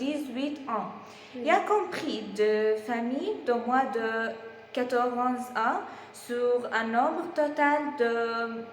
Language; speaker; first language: French; non-native, learner; Arabic